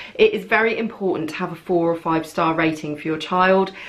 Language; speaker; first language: English; native; English